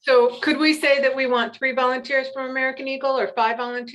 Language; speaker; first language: English; native; English